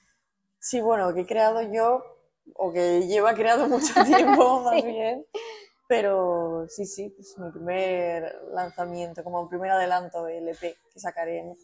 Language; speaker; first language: Spanish; native; Spanish